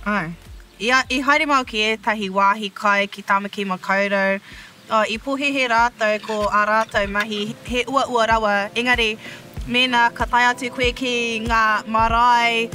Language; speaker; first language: Māori; non-native, local second language; English